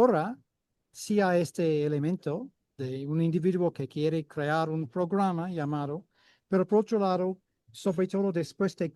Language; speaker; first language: Spanish; non-native, fluent; English